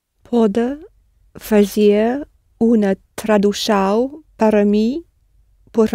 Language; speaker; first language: Portuguese; non-native, learner; English